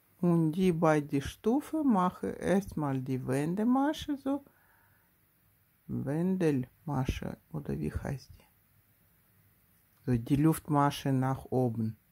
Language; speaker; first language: German; non-native, learner; Russian